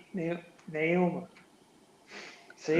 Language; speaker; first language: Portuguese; non-native, learner; English